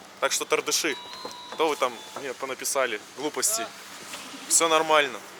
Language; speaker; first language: Russian; native; Russian